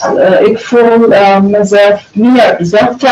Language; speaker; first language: Dutch; non-native, learner; Arabic